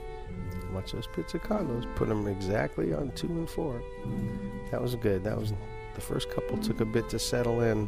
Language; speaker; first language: English; native; English